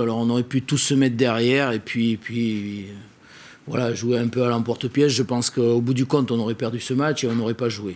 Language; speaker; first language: French; native; French